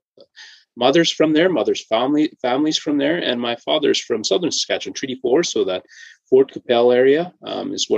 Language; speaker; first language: English; native; English